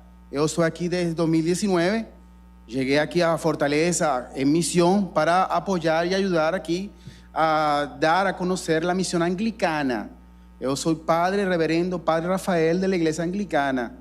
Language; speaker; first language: Portuguese; non-native, learner; Spanish